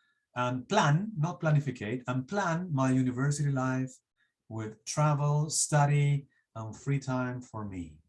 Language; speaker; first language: English; non-native, fluent; Spanish